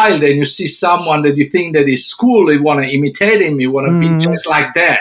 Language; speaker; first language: English; non-native, fluent; Italian